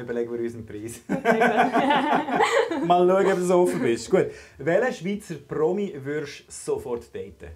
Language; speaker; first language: German; native; German